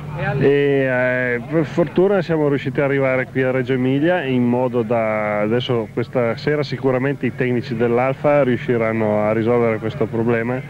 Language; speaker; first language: Italian; native; Italian